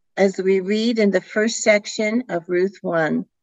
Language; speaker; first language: English; early bilingual, other home language; Dutch